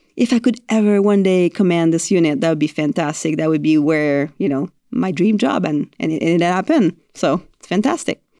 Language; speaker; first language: English; non-native, fluent; French